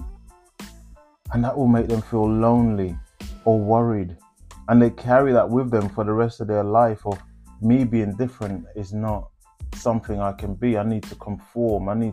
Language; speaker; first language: English; non-native, local second language; Jamaican Creole English